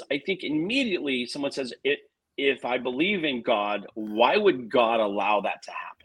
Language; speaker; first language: English; native; English